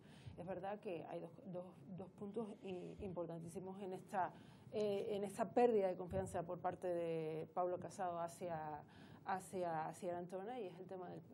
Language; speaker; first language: Spanish; native; Spanish